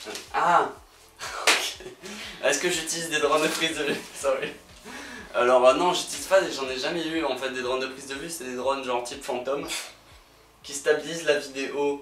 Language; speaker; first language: French; native; French